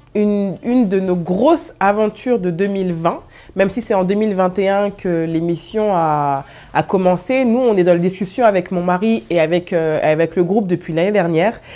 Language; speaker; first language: French; native; French